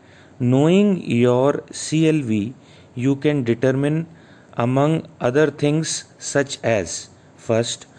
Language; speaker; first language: English; non-native, local second language; Hindi